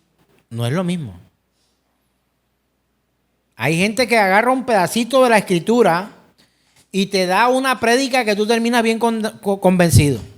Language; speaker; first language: Spanish; native; Spanish